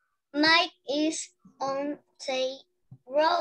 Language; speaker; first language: English; non-native, learner; Spanish